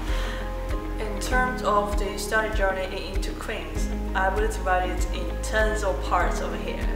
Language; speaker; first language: English; non-native, fluent; Chinese